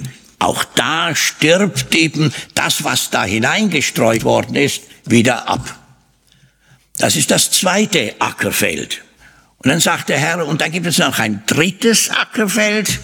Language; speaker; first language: German; native; German